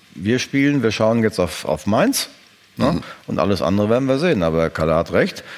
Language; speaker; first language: German; native; German